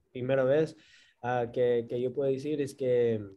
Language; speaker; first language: Spanish; early bilingual, heritage; Spanish